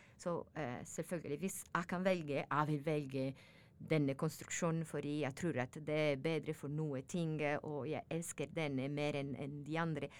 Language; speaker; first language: Norwegian; non-native, learner; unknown